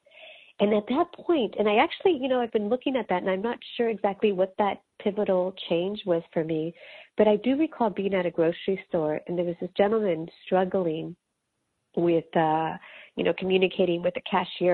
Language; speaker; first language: English; early bilingual, other home language; Spanish